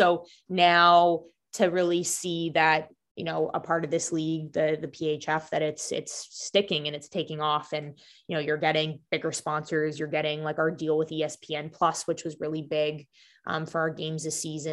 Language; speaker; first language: English; native; English